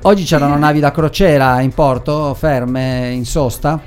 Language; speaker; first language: Italian; native; Italian